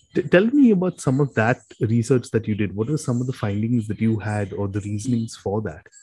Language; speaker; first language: English; non-native, local second language; Hindi